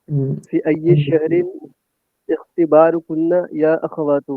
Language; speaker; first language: Arabic; non-native, learner; Urdu